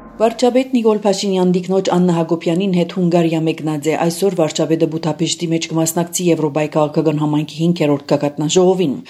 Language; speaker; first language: Armenian; native; Armenian